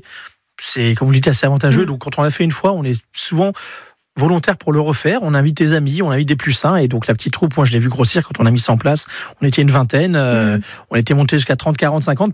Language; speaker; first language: French; native; French